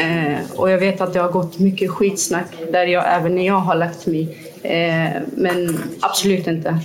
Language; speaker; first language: Swedish; non-native, fluent; Kurdish